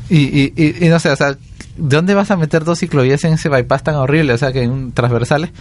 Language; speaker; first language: Spanish; native; Spanish